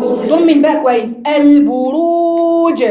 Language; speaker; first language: Arabic; native; Arabic